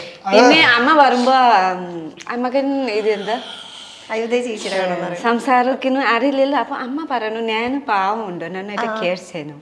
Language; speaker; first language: Malayalam; non-native, learner; Nepali